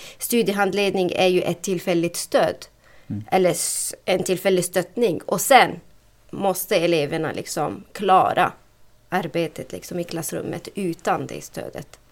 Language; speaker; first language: Swedish; non-native, fluent; Arabic